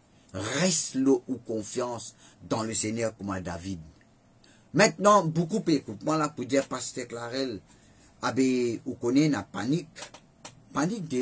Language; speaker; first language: French; non-native, learner; Morisyen